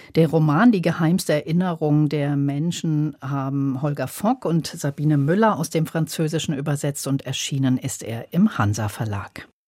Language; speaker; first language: German; native; German